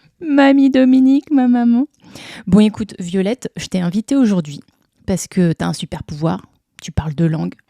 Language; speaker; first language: French; native; French